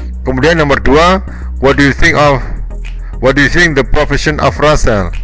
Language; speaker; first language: English; non-native, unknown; Indonesian